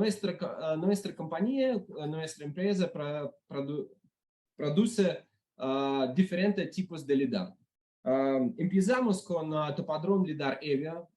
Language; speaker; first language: Spanish; non-native, learner; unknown